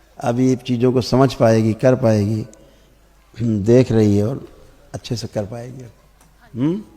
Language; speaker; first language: Hindi; native; Hindi